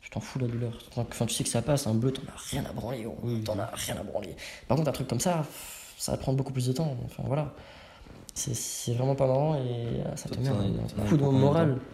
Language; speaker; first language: French; native; French